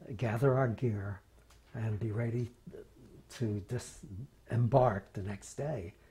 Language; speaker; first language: English; native; English